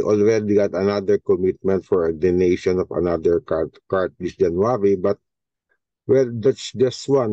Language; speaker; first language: English; non-native, local second language; Filipino